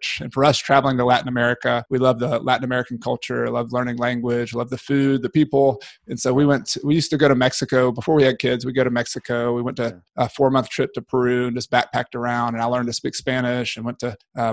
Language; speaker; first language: English; native; English